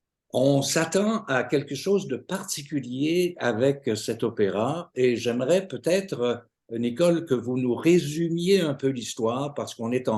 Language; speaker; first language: French; native; French